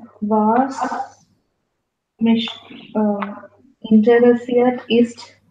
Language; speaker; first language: German; non-native, learner; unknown